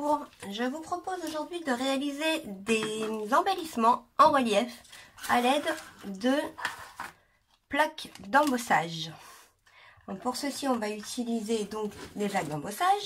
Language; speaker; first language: French; native; French